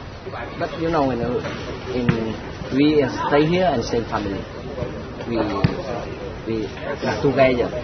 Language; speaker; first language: English; non-native, learner; Vietnamese